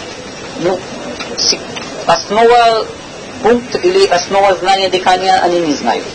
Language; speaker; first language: Russian; non-native, learner; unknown